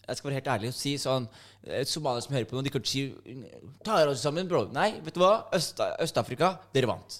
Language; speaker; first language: Norwegian; native; Norwegian